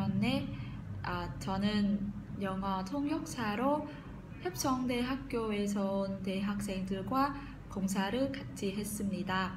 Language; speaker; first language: Korean; non-native, fluent; Vietnamese